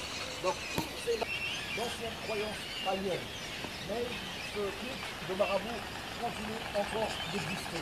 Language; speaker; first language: French; non-native, local second language; Arabic